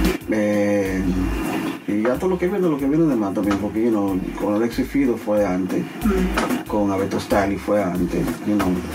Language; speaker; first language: Spanish; native; Spanish